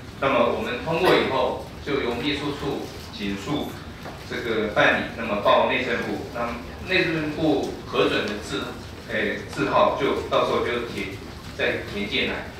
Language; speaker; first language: Chinese; native; Chinese